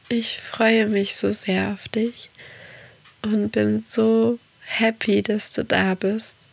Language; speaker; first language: German; early bilingual, other home language; Portuguese